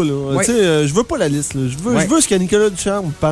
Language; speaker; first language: French; native; French